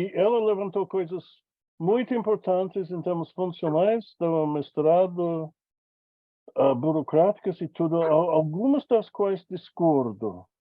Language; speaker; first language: Portuguese; non-native, fluent; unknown